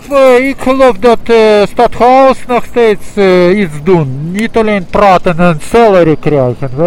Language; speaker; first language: Dutch; non-native, learner; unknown